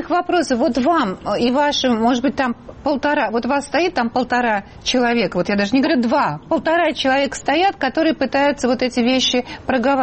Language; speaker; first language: Russian; native; Russian